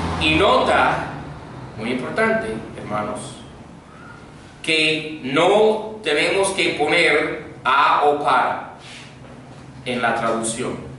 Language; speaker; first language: Spanish; non-native, fluent; English